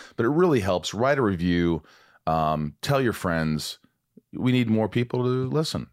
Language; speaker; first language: English; native; English